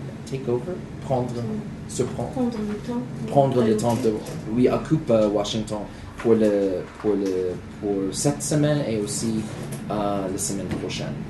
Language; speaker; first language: French; non-native, learner; English